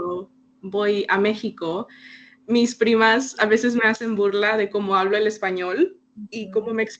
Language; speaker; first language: Spanish; early bilingual, heritage; Spanish